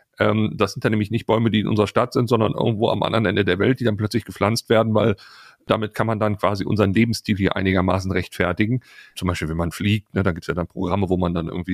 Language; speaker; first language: German; native; German